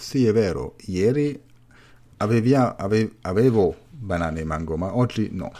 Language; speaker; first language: Italian; non-native, learner; German